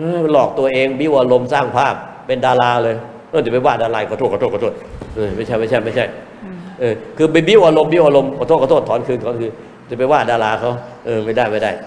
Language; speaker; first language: Thai; native; Thai